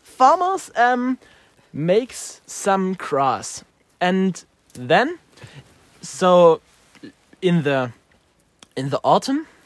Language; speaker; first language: English; non-native, learner; German